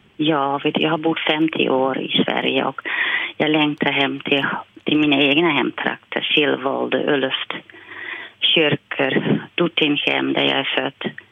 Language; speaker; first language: Swedish; non-native, fluent; Dutch